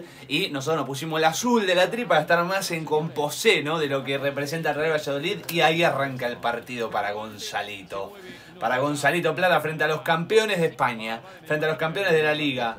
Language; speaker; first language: Spanish; native; Spanish